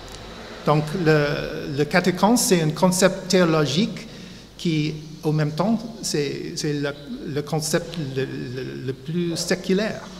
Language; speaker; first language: French; non-native, fluent; English